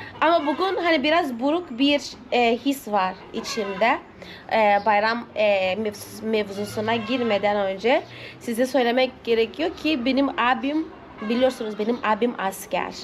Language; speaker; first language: Turkish; non-native, fluent; Portuguese